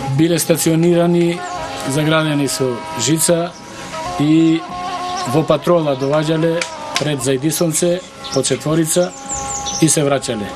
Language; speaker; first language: Macedonian; native; Macedonian